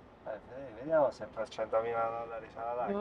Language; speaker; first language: Italian; native; Italian